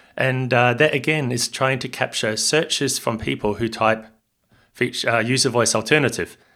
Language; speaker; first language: English; native; English